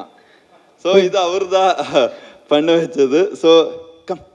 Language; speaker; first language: Tamil; non-native, fluent; Malayalam